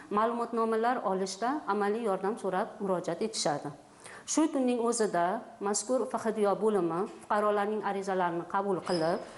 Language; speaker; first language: Uzbek; native; Uzbek